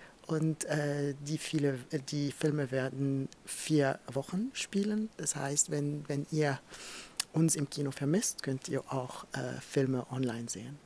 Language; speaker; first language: German; non-native, fluent; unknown